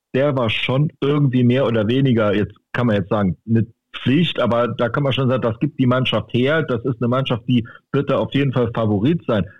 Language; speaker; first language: German; native; German